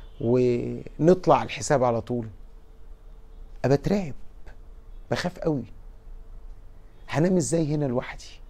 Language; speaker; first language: Arabic; native; Arabic